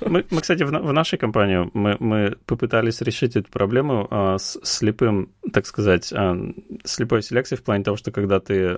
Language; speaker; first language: Russian; native; Russian